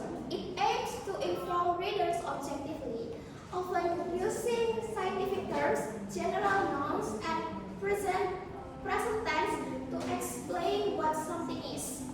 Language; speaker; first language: English; non-native, learner; Indonesian